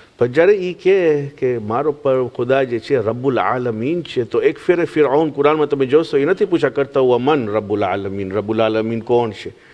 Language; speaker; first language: Gujarati; early bilingual, heritage; Gujarati